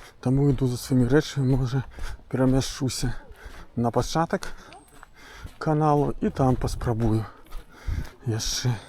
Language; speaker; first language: Belarusian; non-native, local second language; Russian